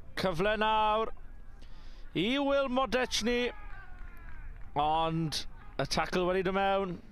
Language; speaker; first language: Welsh; native; Welsh